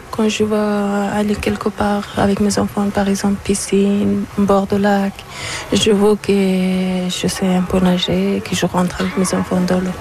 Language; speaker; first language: French; non-native, learner; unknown